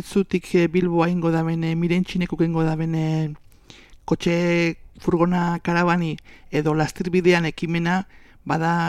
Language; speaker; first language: Basque; native; Basque